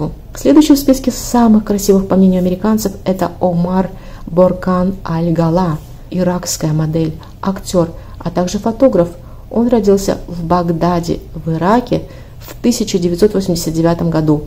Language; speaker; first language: Russian; native; Russian